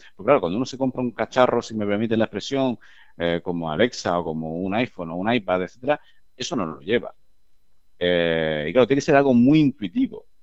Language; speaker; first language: Spanish; native; Spanish